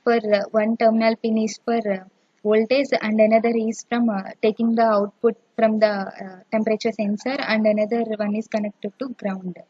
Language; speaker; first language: English; non-native, local second language; Telugu